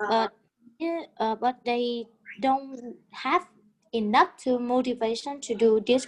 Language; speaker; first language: English; non-native, learner; Vietnamese